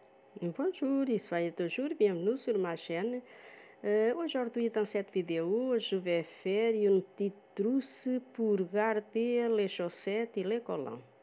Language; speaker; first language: French; non-native, fluent; Portuguese